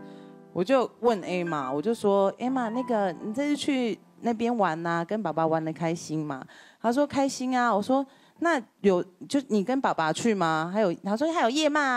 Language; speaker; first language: Chinese; native; Chinese